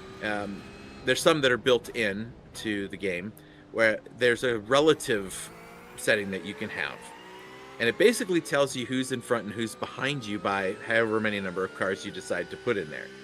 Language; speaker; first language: English; native; English